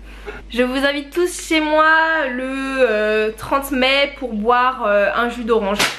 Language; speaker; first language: French; native; French